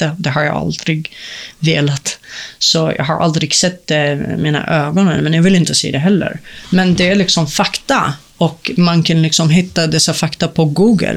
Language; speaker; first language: Swedish; non-native, fluent; Arabic